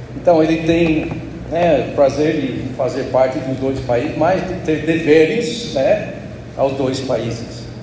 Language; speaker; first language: Portuguese; non-native, fluent; English